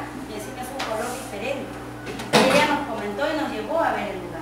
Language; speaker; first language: Spanish; native; Spanish